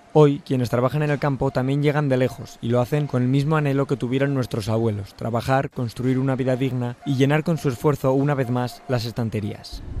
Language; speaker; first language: Spanish; native; Spanish